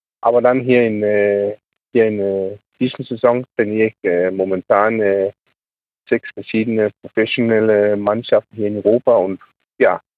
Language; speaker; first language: German; non-native, learner; Danish